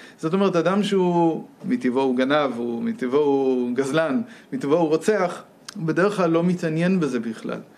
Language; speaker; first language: Hebrew; non-native, fluent; English